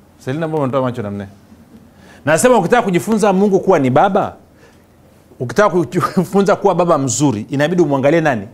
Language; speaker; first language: Swahili; native; Swahili